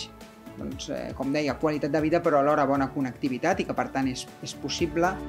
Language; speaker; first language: Catalan; native; Catalan